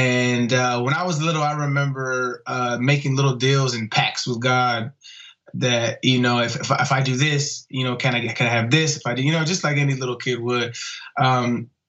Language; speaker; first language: English; native; English